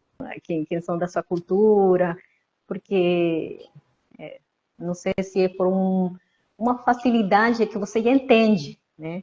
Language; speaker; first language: Portuguese; non-native, fluent; Spanish